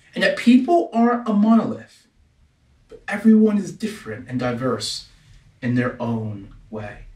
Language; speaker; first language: English; native; English